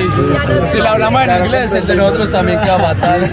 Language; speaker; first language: Spanish; native; Spanish